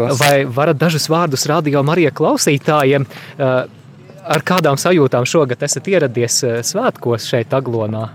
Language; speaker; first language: Latvian; native; Latvian